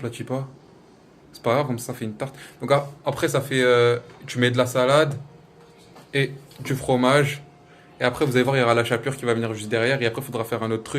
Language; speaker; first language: French; native; French